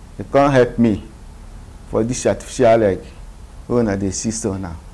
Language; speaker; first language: Nigerian Pidgin; non-native, local second language; Igbo